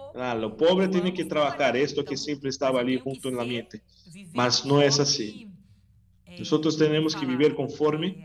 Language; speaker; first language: Spanish; non-native, learner; Portuguese